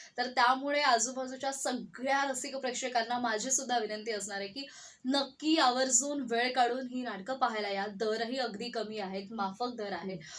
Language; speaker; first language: Marathi; native; Marathi